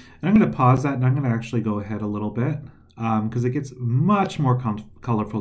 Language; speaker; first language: English; native; English